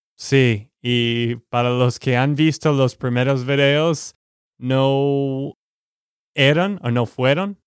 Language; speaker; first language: Spanish; non-native, learner; English